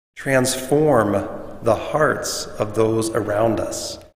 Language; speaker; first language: English; native; English